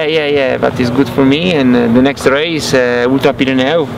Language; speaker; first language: English; non-native, learner; Italian